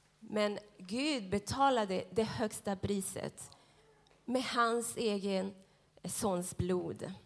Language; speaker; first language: Swedish; non-native, fluent; Spanish